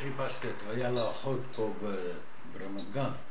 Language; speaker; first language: Hebrew; non-native, fluent; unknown